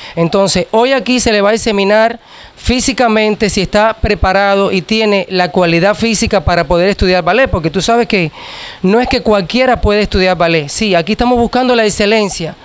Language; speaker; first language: Spanish; native; Spanish